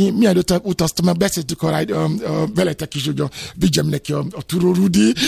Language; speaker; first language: Hungarian; non-native, fluent; Yoruba